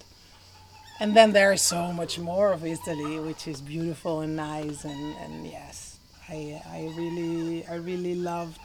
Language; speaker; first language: English; non-native, fluent; Dutch